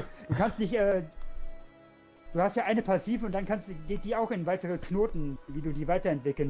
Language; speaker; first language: German; native; German